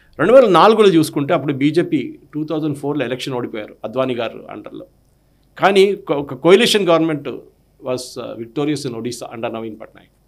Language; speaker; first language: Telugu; non-native, local second language; Malayalam